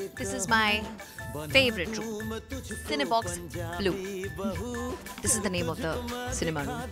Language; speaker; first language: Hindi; early bilingual, heritage; Hindi